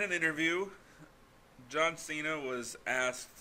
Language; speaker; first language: English; native; English